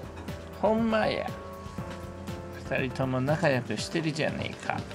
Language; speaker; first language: Japanese; native; Japanese